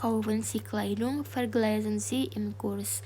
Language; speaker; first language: German; non-native, fluent; Indonesian